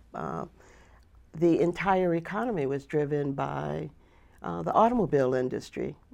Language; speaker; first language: English; native; English